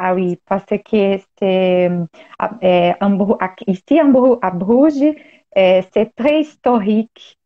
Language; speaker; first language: French; non-native, learner; Portuguese